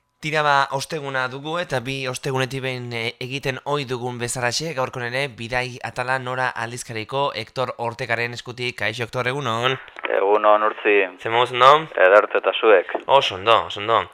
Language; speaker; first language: Basque; native; Basque